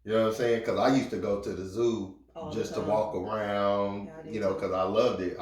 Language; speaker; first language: English; native; English